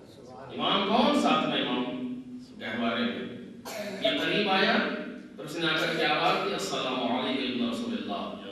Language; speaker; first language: Urdu; native; Urdu